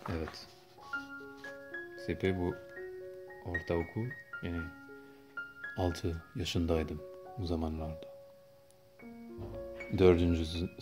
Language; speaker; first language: Turkish; non-native, learner; French